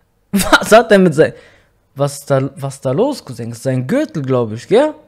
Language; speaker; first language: German; native; German